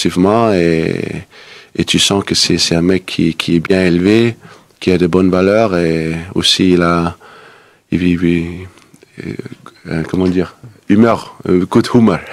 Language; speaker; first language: French; non-native, fluent; Danish